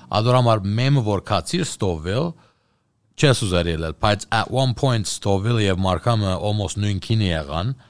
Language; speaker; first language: Armenian; early bilingual, heritage; Armenian